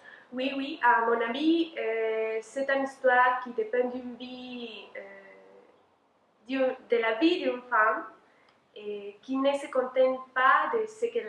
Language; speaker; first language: French; non-native, learner; Spanish